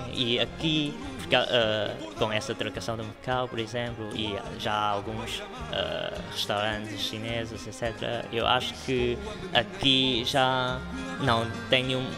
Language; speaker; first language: Portuguese; non-native, local second language; Chinese